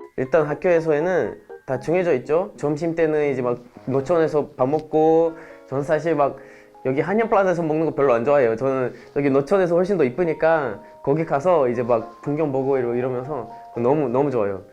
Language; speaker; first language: Korean; non-native, fluent; Portuguese